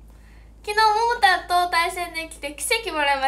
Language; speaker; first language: Japanese; native; Japanese